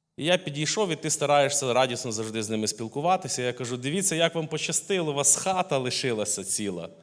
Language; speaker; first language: Ukrainian; native; Ukrainian